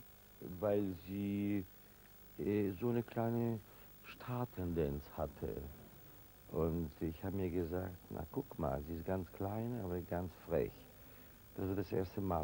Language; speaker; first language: German; non-native, fluent; Italian